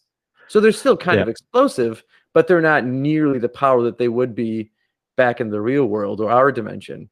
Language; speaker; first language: English; native; English